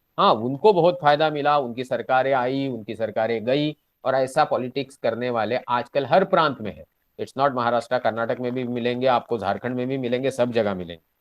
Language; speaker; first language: Hindi; non-native, local second language; Marathi